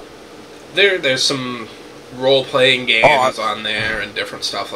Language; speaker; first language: English; native; English